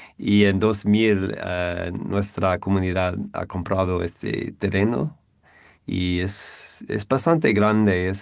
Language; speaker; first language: Spanish; non-native, fluent; English